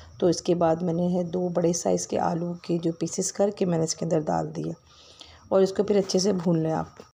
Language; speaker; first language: Urdu; native; Urdu